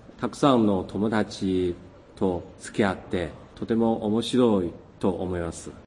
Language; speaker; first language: Japanese; non-native, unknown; Chinese